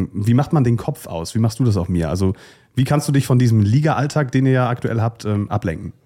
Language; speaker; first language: German; native; German